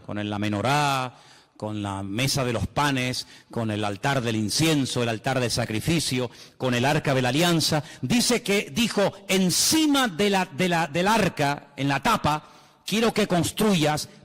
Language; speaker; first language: Spanish; native; Spanish